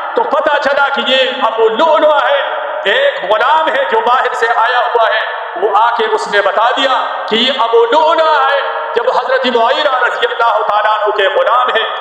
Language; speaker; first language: Urdu; non-native, local second language; Pashto